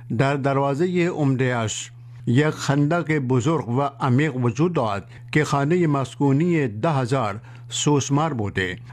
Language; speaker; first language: Persian; non-native, fluent; Urdu